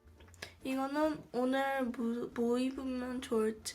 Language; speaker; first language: Korean; early bilingual, heritage; Korean